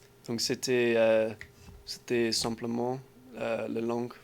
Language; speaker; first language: French; non-native, learner; English